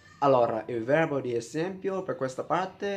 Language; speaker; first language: Italian; non-native, learner; Vietnamese